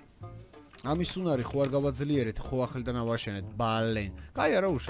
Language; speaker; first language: Georgian; native; Georgian